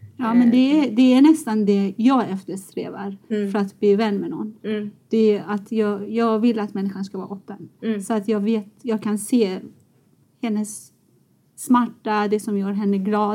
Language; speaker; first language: Swedish; non-native, fluent; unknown